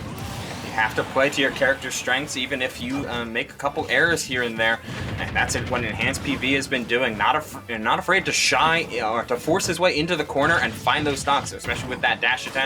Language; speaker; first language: English; native; English